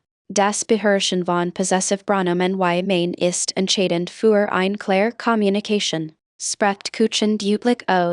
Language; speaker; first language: German; non-native, fluent; English